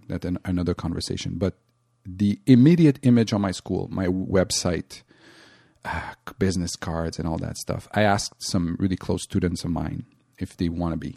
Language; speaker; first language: English; non-native, local second language; French